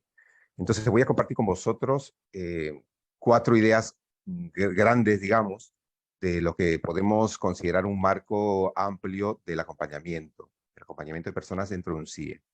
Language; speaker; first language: Spanish; native; Spanish